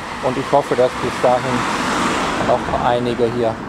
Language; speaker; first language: German; native; German